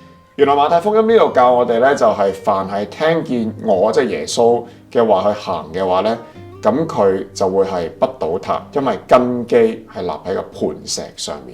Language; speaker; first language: Cantonese; native; Cantonese